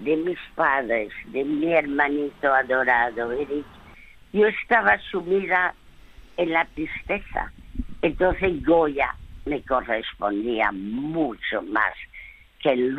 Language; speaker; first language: Spanish; early bilingual, other home language; French